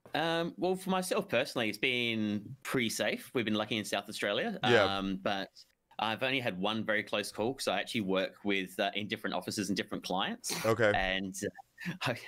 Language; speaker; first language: English; native; English